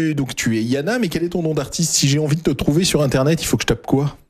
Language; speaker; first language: French; native; French